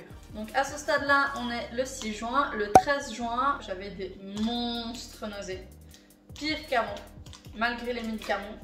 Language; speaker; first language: French; native; French